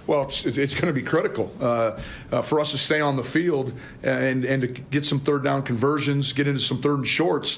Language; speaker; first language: English; native; English